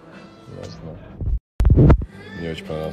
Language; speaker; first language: Russian; native; Russian